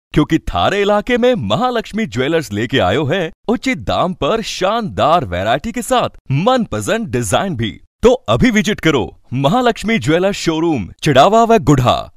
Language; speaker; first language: Hindi; native; Hindi